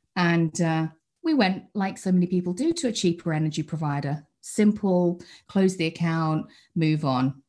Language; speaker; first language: English; native; English